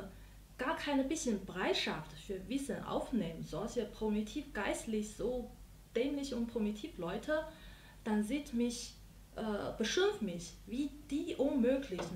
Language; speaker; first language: German; non-native, learner; Chinese